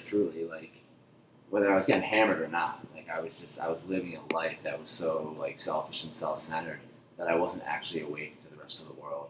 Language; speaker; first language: English; native; English